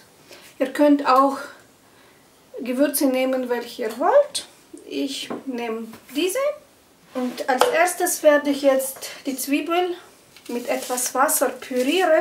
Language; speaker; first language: German; non-native, fluent; Russian